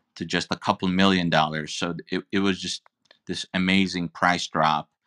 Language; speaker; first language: English; non-native, fluent; Turkish